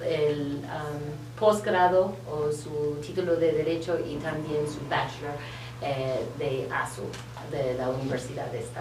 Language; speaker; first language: Spanish; early bilingual, heritage; Spanish